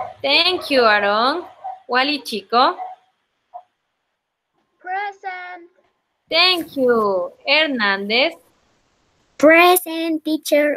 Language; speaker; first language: English; non-native, learner; Spanish